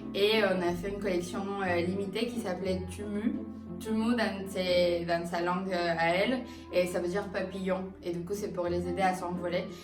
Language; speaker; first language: French; non-native, fluent; Spanish